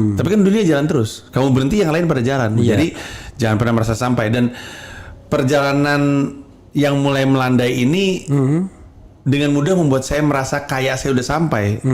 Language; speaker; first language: Indonesian; native; Indonesian